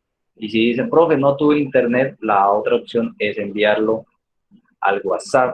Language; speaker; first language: Spanish; native; Spanish